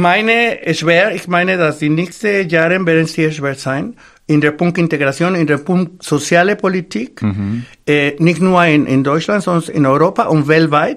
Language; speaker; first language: German; non-native, fluent; Spanish